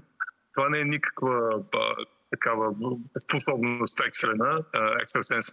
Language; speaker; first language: Bulgarian; native; Bulgarian